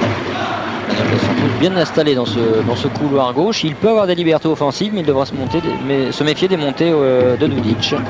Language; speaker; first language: French; native; French